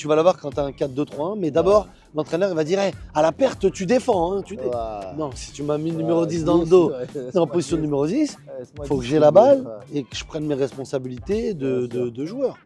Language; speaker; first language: French; native; French